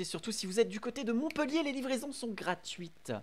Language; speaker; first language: French; native; French